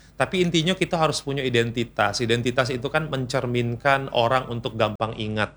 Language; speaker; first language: Indonesian; native; Indonesian